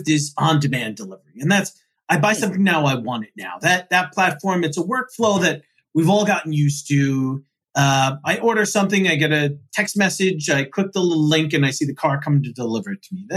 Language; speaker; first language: English; native; English